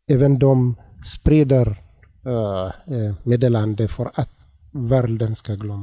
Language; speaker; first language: Swedish; non-native, learner; Tigrinya